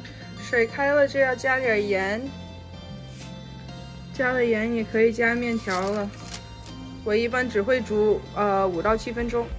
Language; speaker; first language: Chinese; early bilingual, heritage; Chinese